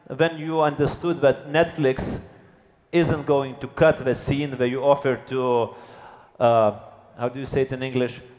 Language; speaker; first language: English; non-native, fluent; Lithuanian